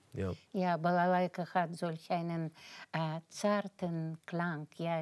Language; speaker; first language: German; non-native, fluent; Russian